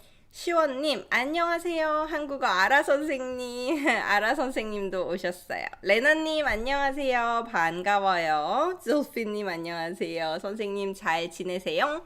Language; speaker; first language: Korean; native; Korean